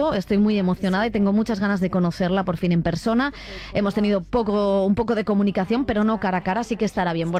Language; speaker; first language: Spanish; native; Spanish